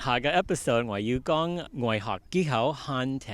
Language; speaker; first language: Cantonese; early bilingual, heritage; Cantonese